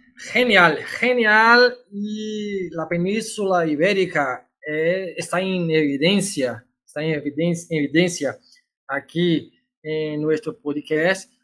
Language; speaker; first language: Spanish; non-native, learner; Portuguese